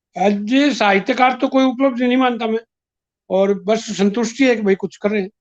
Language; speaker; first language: Hindi; native; Hindi